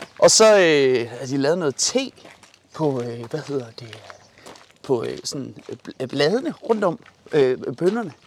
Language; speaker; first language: Danish; early bilingual, other home language; Persian